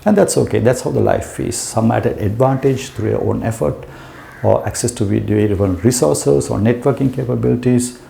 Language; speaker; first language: English; non-native, local second language; Sinhala